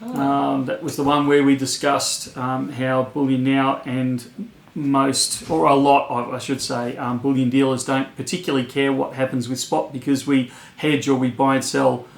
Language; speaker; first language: English; native; English